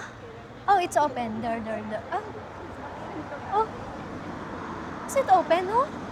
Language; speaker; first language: English; non-native, local second language; Filipino